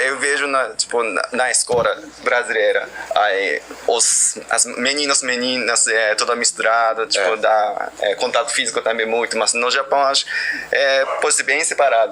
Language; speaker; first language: Portuguese; non-native, learner; Japanese